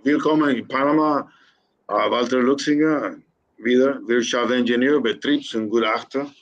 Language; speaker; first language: German; non-native, learner; Spanish